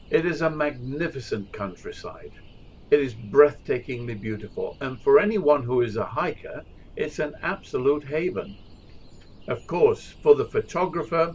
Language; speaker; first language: English; native; English